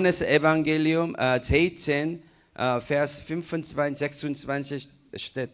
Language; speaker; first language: German; non-native, fluent; Korean